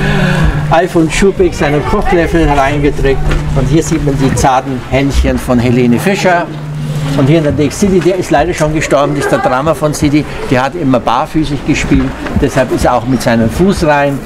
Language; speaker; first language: German; native; German